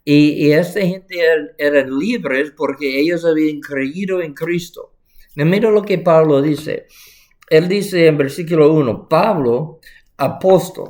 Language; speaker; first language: Spanish; non-native, fluent; English